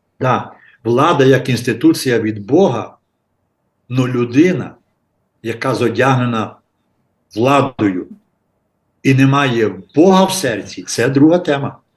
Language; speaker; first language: Ukrainian; native; Ukrainian